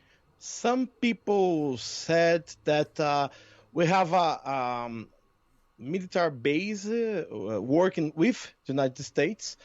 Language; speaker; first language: English; non-native, learner; Portuguese